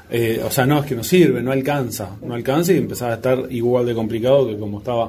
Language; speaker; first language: Spanish; native; Spanish